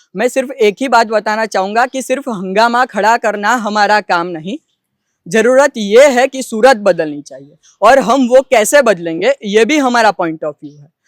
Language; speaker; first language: Hindi; non-native, local second language; Gujarati